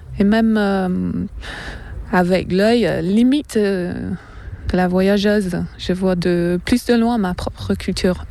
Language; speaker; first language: French; non-native, fluent; English